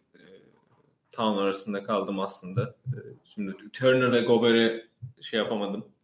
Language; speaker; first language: Turkish; native; Turkish